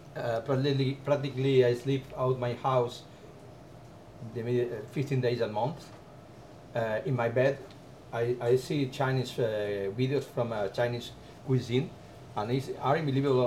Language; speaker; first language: English; non-native, learner; Spanish